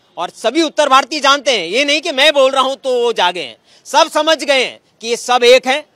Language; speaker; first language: Hindi; native; Hindi